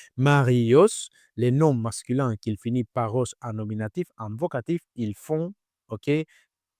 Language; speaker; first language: French; non-native, learner; Greek